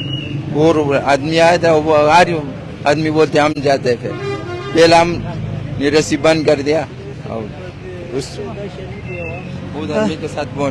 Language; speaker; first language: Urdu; non-native, local second language; Pashto